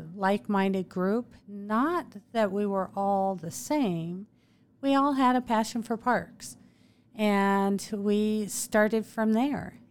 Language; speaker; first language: English; native; English